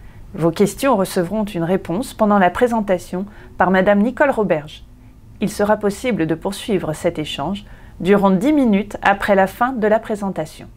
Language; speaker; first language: French; native; French